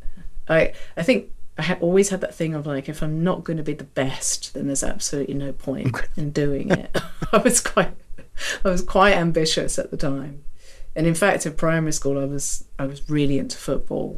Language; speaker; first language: English; native; English